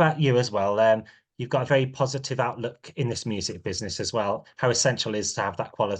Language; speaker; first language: English; native; English